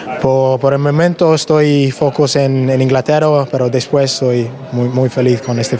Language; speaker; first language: Spanish; non-native, learner; English